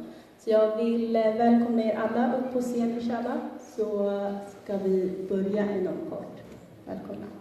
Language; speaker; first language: Swedish; early bilingual, other home language; Somali